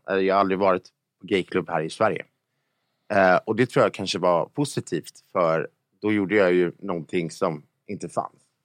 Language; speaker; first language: Swedish; native; Swedish